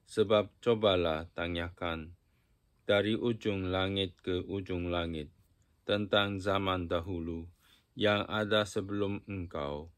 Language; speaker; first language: Indonesian; non-native, fluent; Japanese